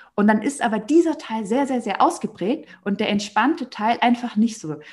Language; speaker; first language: German; native; German